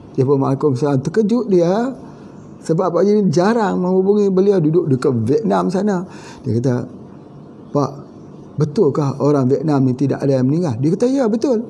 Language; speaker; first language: Malay; native; Malay